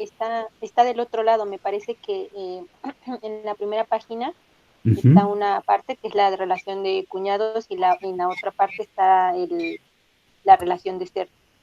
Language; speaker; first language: Spanish; native; Spanish